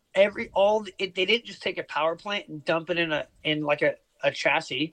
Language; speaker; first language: English; native; English